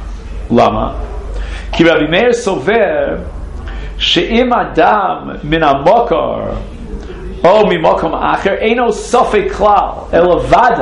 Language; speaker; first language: Hebrew; non-native, fluent; English